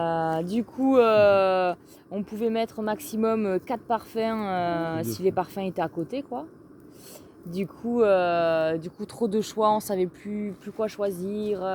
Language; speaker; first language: French; native; French